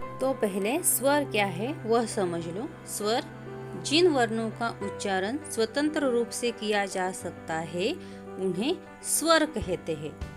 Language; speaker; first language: Hindi; non-native, local second language; Marathi